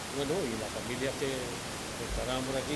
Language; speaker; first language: Spanish; native; Spanish